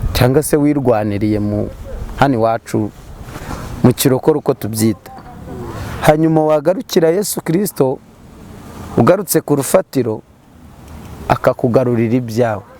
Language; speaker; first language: Kinyarwanda; native; Kinyarwanda